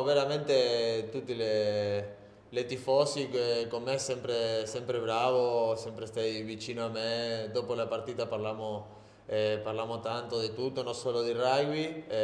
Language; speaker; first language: Italian; non-native, learner; Spanish